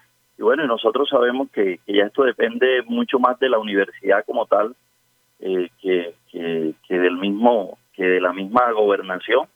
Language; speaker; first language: Spanish; native; Spanish